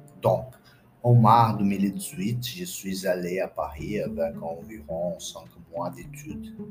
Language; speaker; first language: French; non-native, fluent; Portuguese